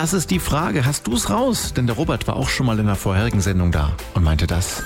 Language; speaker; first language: German; native; German